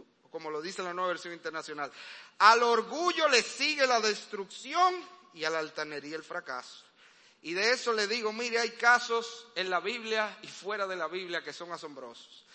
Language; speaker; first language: Spanish; native; Spanish